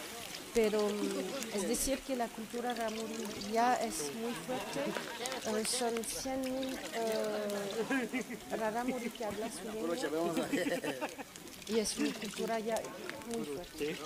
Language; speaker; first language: Spanish; non-native, fluent; French